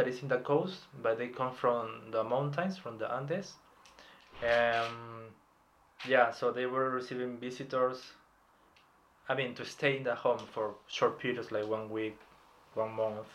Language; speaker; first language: English; non-native, fluent; Spanish